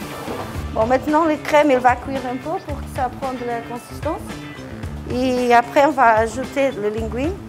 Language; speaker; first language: French; non-native, fluent; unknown